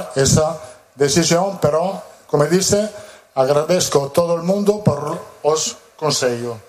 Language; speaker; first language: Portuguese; non-native, learner; Italian